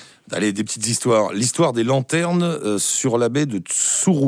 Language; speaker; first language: French; native; French